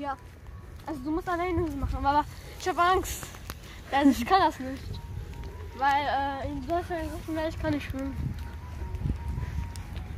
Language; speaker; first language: German; early bilingual, other home language; Tajik